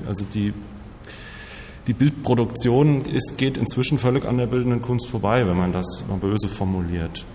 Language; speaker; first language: German; native; German